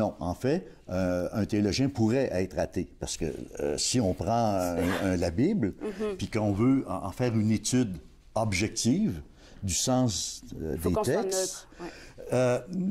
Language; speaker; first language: French; native; French